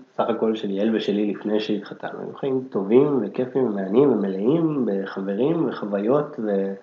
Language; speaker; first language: Hebrew; native; Hebrew